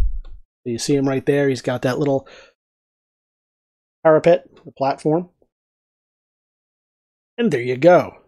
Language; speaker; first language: English; native; English